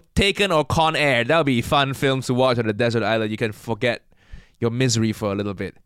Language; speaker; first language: English; non-native, local second language; Cantonese